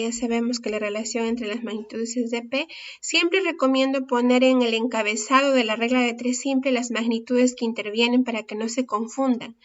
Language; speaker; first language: Spanish; native; Spanish